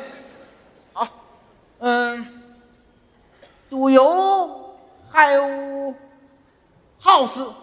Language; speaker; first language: English; non-native, learner; Chinese